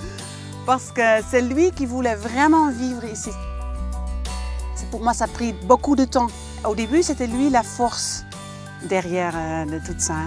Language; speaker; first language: French; non-native, fluent; Dutch